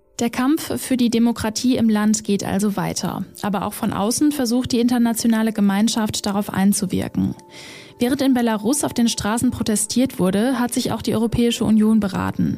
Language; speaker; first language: German; native; German